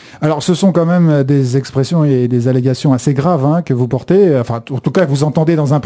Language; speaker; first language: French; native; French